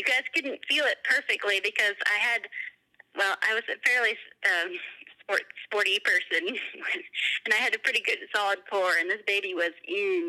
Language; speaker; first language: English; native; English